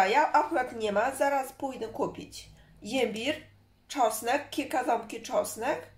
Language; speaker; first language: Polish; non-native, learner; Chinese